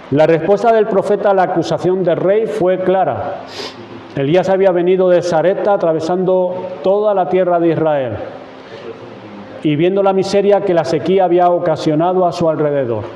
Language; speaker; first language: Spanish; native; Spanish